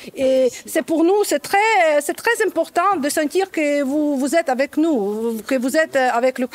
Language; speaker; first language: French; non-native, fluent; Ukrainian